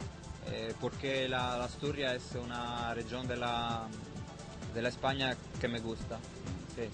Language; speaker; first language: Spanish; non-native, fluent; Italian